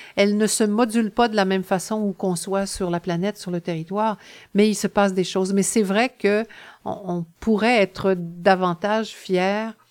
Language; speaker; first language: French; native; French